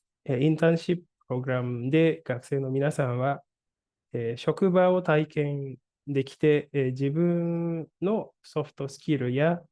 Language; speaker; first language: Japanese; non-native, fluent; Indonesian